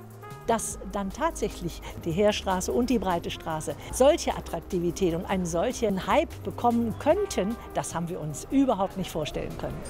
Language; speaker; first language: German; native; German